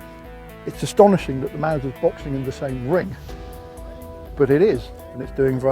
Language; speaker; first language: English; native; English